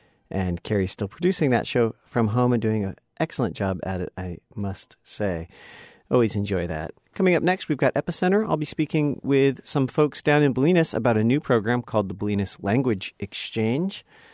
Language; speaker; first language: English; native; English